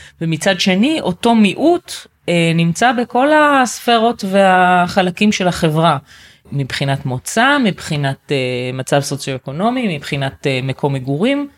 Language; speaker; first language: Hebrew; native; Hebrew